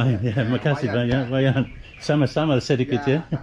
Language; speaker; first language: Indonesian; non-native, learner; English